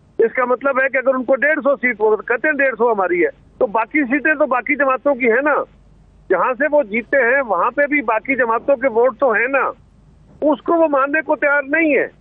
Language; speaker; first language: Urdu; non-native, local second language; Punjabi